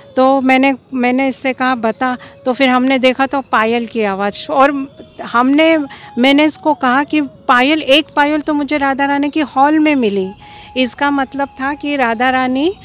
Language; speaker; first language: Hindi; non-native, local second language; Marathi